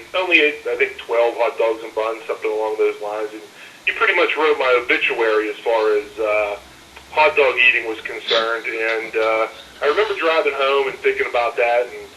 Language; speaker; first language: English; native; English